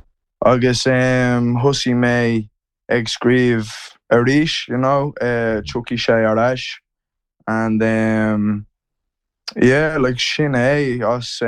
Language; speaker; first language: Irish; non-native, learner; English